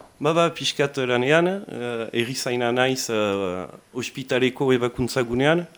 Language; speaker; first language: Basque; non-native, local second language; French